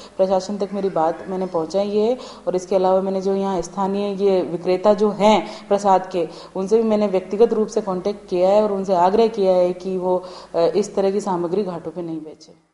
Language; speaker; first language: Hindi; native; Hindi